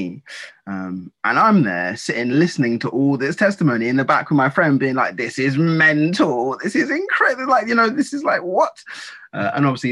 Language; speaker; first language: English; native; English